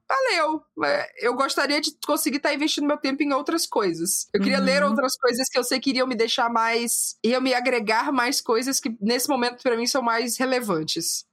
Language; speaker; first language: Portuguese; native; Portuguese